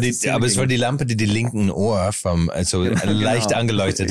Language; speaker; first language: German; non-native, fluent; English